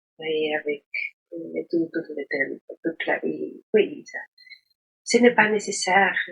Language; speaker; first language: French; non-native, learner; Spanish